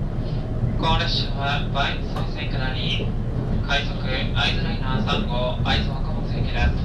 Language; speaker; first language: Japanese; native; Japanese